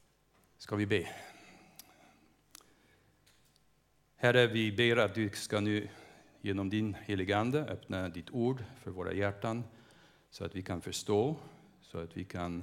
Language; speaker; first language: Swedish; non-native, fluent; English